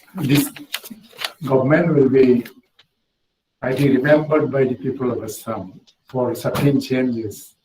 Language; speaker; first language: English; non-native, local second language; Assamese